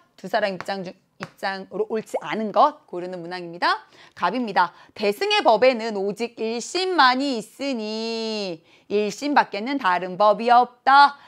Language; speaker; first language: Korean; native; Korean